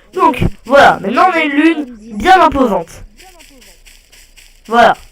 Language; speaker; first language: French; native; French